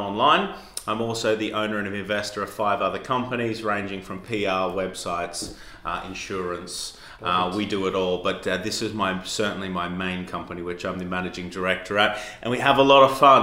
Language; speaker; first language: English; native; English